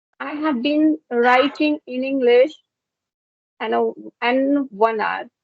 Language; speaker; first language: English; non-native, local second language; Hindi